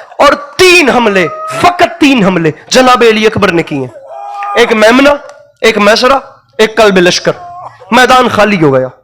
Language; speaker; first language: Urdu; non-native, local second language; Punjabi